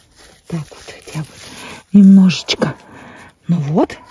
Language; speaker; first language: Russian; native; Russian